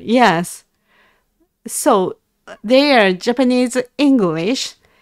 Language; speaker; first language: English; non-native, learner; Japanese